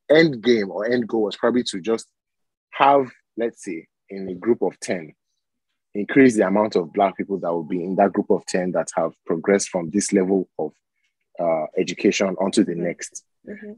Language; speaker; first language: English; non-native, local second language; Yoruba